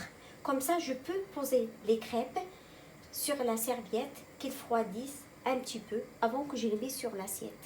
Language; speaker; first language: French; non-native, local second language; Arabic